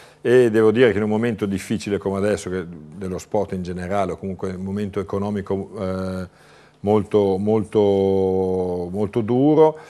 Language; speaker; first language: Italian; native; Italian